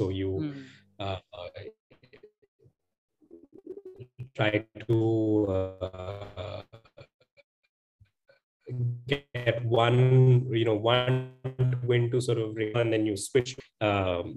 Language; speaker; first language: English; non-native, local second language; Hindi